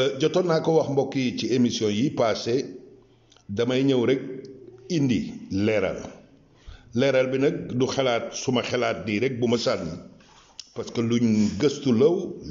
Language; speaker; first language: Wolof; native; Wolof